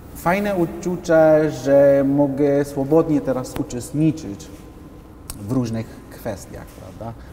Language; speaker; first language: Polish; non-native, fluent; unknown